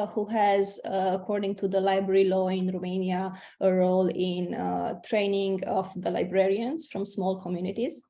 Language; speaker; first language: English; non-native, fluent; Romanian